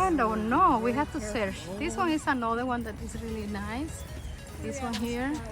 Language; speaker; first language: English; non-native, fluent; Spanish